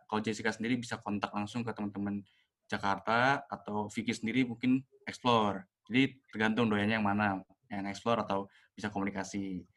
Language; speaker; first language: Indonesian; native; Indonesian